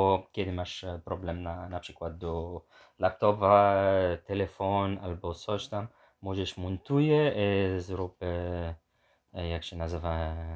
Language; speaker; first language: Polish; non-native, learner; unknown